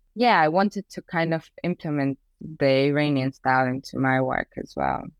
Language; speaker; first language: English; early bilingual, other home language; Persian